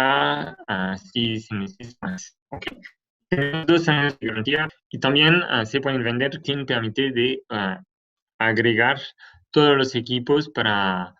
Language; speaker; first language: Spanish; non-native, fluent; French